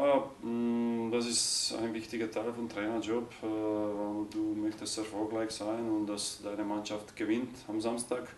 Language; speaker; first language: German; non-native, learner; Croatian